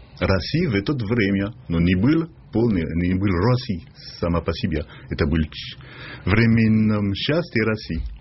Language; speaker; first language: Russian; non-native, fluent; French